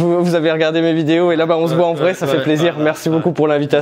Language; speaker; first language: French; native; French